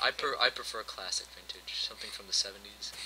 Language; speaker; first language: English; native; English